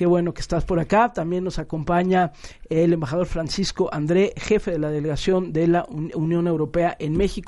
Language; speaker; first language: Spanish; native; Spanish